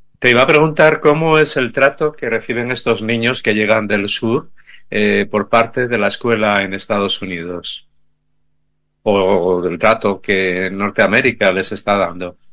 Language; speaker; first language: Spanish; native; Spanish